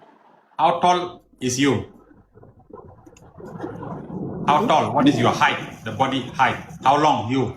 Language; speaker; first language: English; non-native, learner; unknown